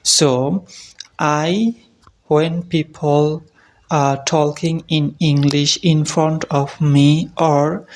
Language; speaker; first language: English; non-native, learner; Bangla